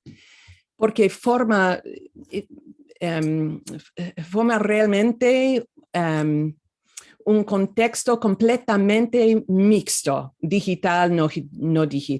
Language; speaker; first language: Spanish; non-native, fluent; English